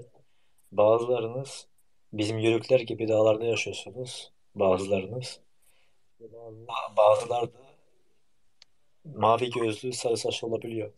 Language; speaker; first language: Turkish; early bilingual, heritage; Turkish